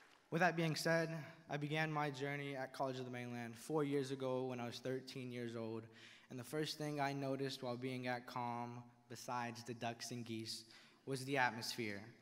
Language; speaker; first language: English; early bilingual, other home language; Spanish